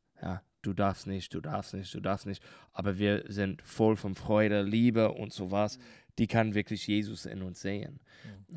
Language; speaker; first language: German; non-native, learner; English